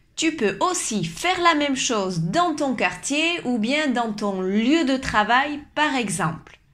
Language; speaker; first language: French; native; French